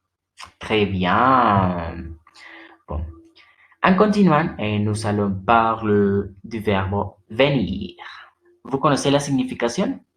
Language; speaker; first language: French; non-native, learner; Spanish